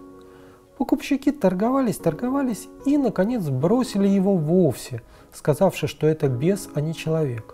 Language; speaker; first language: Russian; native; Russian